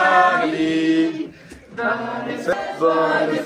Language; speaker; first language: French; native; French